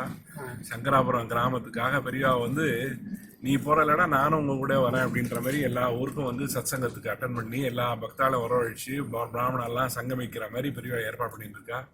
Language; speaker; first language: Tamil; native; Tamil